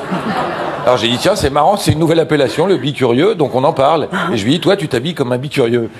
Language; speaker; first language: French; native; French